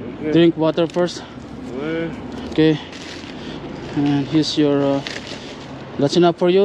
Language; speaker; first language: English; non-native, learner; Filipino